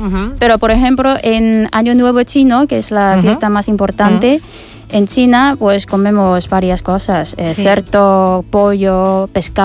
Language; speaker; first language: Spanish; non-native, fluent; Chinese